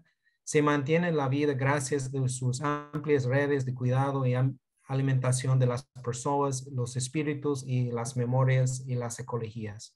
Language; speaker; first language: Spanish; non-native, fluent; English